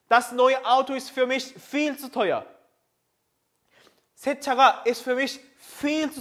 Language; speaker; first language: German; non-native, fluent; Korean